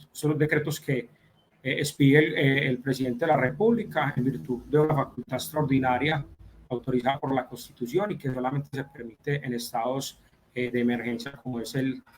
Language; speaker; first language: Spanish; native; Spanish